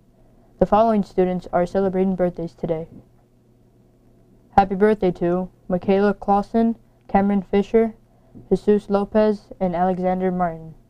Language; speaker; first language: English; native; English